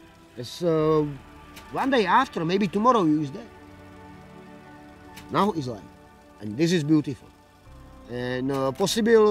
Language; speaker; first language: English; non-native, learner; Slovak